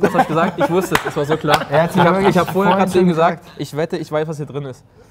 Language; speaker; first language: German; native; German